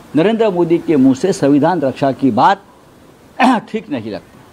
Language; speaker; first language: Hindi; non-native, local second language; Marathi